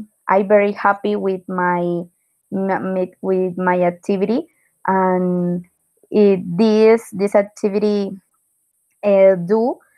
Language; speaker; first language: English; non-native, learner; Spanish